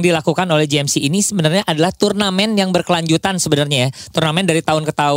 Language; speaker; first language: Indonesian; native; Indonesian